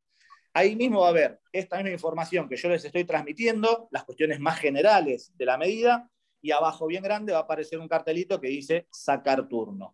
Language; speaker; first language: Spanish; native; Spanish